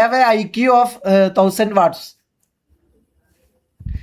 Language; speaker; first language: English; non-native, learner; Malayalam